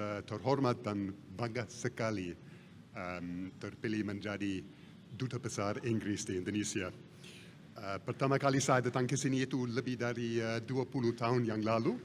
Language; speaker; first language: Indonesian; non-native, fluent; English